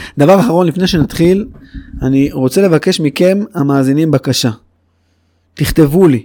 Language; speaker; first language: Hebrew; native; Hebrew